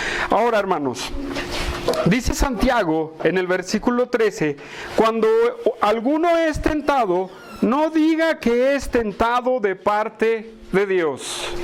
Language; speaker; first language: Spanish; native; Spanish